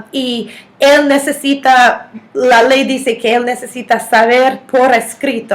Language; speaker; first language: Spanish; non-native, fluent; English